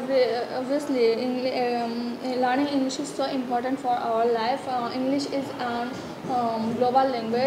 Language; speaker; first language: English; non-native, learner; Bangla